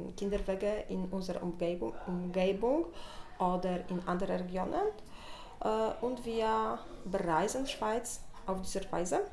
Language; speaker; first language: German; non-native, learner; Polish